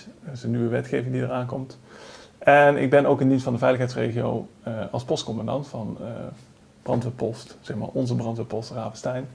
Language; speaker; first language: Dutch; native; Dutch